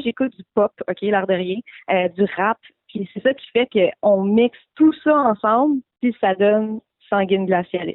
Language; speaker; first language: French; native; French